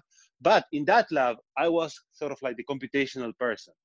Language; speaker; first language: English; non-native, fluent; Spanish